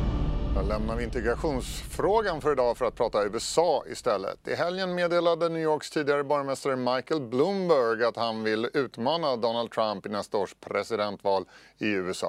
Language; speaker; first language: Swedish; native; Swedish